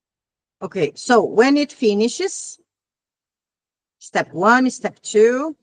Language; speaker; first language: English; non-native, fluent; Portuguese